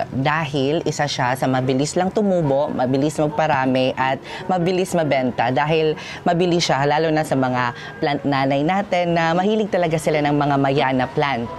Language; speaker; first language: Filipino; non-native, local second language; Waray